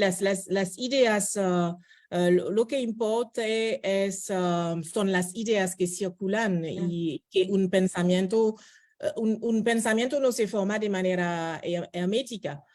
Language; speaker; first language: Spanish; non-native, fluent; French